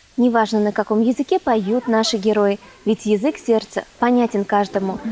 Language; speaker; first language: Russian; native; Russian